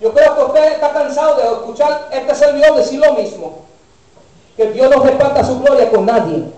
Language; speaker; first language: Spanish; early bilingual, heritage; Spanish